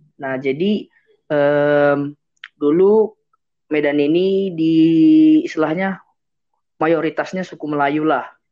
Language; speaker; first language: Indonesian; native; Indonesian